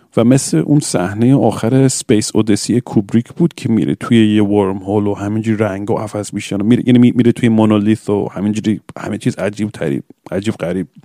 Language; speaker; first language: Persian; early bilingual, heritage; English